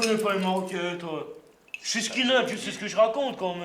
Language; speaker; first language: French; native; French